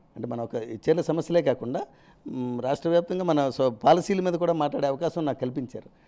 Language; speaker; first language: Telugu; native; Telugu